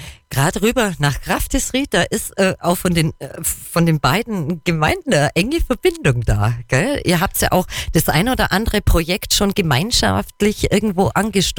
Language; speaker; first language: German; native; German